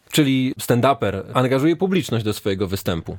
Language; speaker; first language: Polish; native; Polish